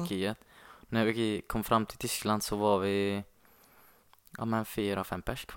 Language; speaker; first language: Swedish; non-native, fluent; Arabic